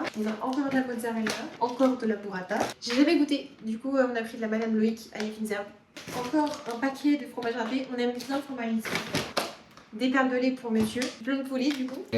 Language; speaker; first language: French; native; French